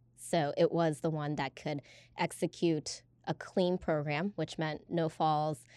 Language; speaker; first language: English; native; English